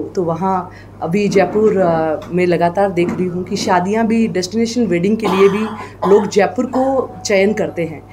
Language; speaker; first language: Hindi; native; Hindi